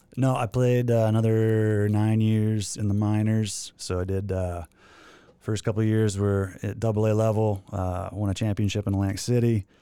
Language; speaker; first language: English; native; English